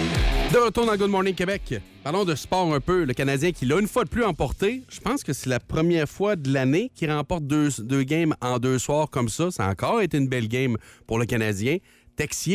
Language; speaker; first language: French; native; French